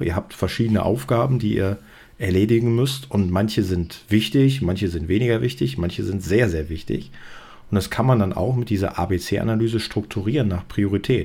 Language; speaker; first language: German; native; German